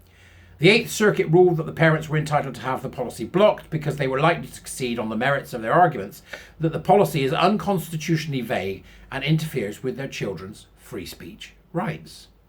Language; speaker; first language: English; native; English